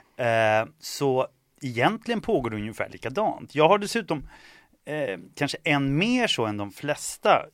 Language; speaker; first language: Swedish; early bilingual, other home language; Estonian